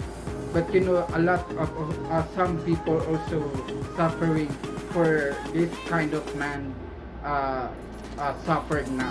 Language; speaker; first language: English; non-native, local second language; Filipino